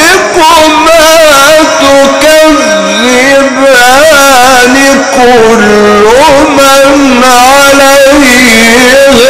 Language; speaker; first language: Arabic; native; Arabic